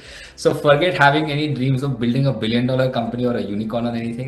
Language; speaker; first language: English; non-native, local second language; Telugu